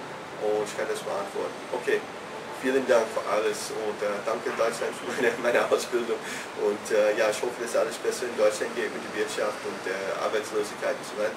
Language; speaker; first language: German; non-native, fluent; English